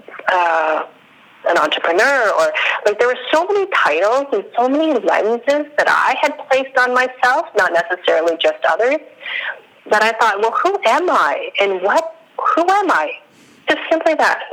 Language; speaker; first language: English; non-native, fluent; Spanish